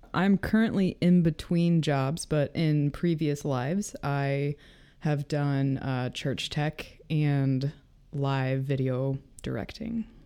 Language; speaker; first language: English; native; English